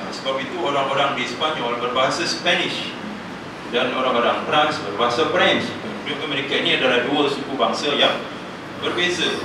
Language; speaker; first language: Malay; native; Malay